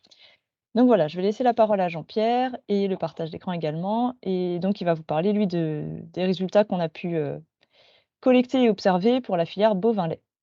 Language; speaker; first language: French; native; French